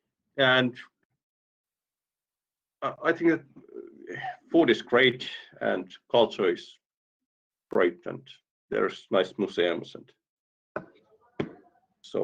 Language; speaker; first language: English; non-native, fluent; Finnish